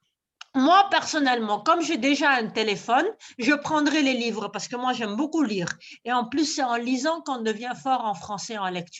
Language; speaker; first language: French; non-native, local second language; Arabic